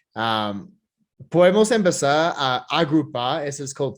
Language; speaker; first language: Spanish; non-native, fluent; English